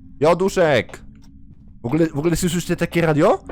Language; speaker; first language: Polish; native; Polish